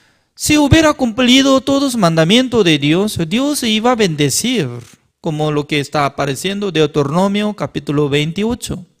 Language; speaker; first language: Spanish; non-native, learner; Korean